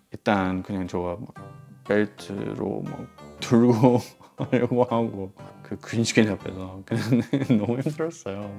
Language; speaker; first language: Korean; non-native, fluent; English